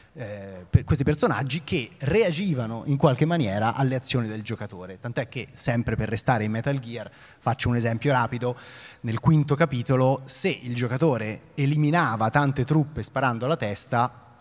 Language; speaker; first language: Italian; native; Italian